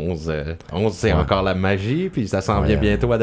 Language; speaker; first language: French; native; French